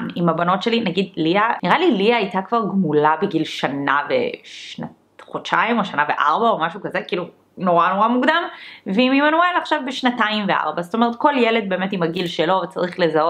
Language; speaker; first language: Hebrew; early bilingual, other home language; English